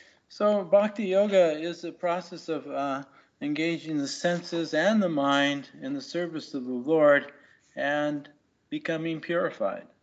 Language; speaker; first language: English; native; English